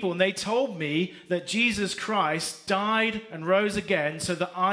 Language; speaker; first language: English; native; English